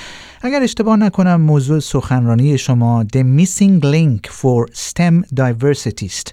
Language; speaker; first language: Persian; native; Persian